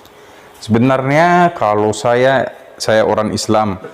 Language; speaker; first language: Indonesian; non-native, fluent; Arabic